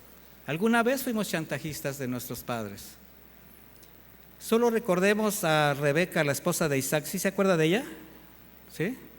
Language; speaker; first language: Spanish; native; Spanish